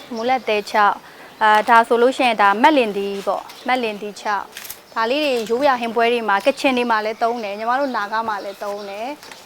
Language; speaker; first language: Burmese; non-native, local second language; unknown